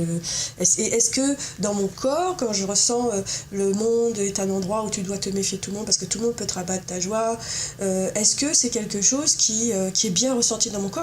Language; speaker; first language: French; native; French